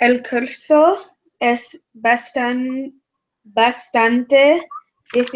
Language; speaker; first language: Spanish; non-native, learner; English